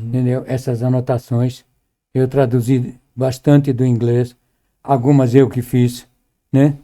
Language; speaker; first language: Portuguese; early bilingual, other home language; Arabic